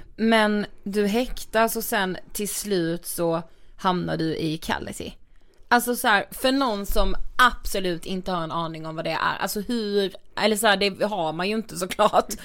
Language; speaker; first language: Swedish; native; Swedish